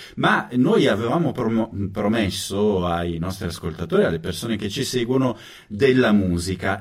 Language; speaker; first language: Italian; native; Italian